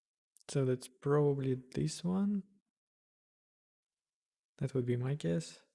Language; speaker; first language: English; non-native, fluent; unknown